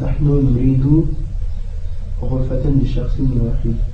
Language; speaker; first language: Arabic; non-native, learner; French